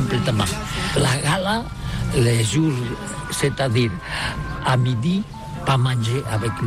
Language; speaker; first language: French; non-native, learner; Catalan